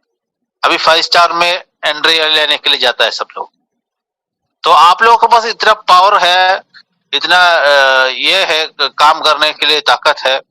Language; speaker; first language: Hindi; non-native, local second language; Malayalam